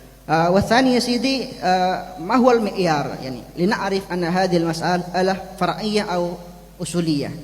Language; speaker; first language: Arabic; non-native, fluent; Indonesian